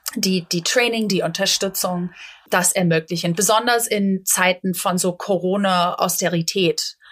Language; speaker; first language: German; non-native, fluent; English